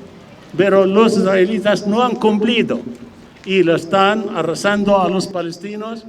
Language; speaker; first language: Spanish; non-native, fluent; Arabic